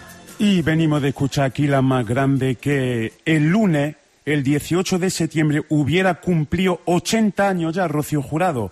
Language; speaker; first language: Spanish; native; Spanish